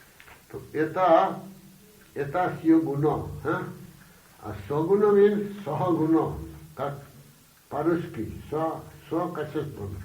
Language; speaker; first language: Russian; non-native, learner; Bangla